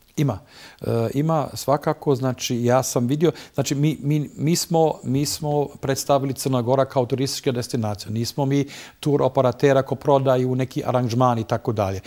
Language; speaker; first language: Bosnian; non-native, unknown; German